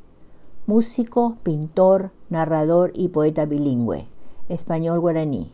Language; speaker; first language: Spanish; native; Spanish